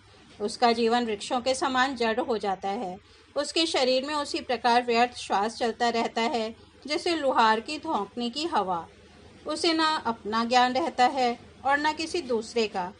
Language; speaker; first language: Hindi; native; Hindi